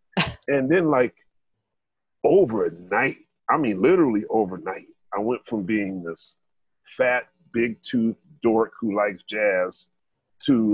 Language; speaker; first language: English; native; English